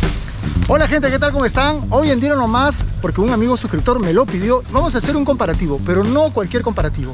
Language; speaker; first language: Spanish; native; Spanish